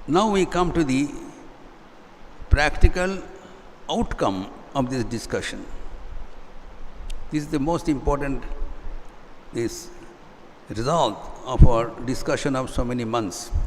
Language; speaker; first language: English; non-native, local second language; Hindi